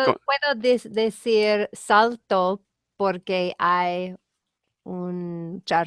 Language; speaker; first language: Spanish; non-native, learner; English